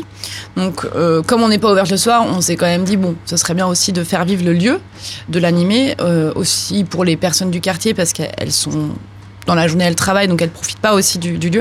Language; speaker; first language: French; native; French